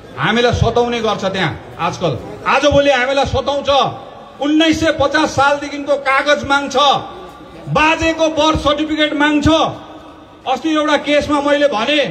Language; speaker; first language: Nepali; native; Nepali